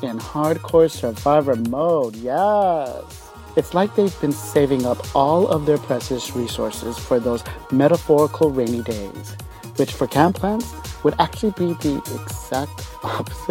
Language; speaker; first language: English; native; English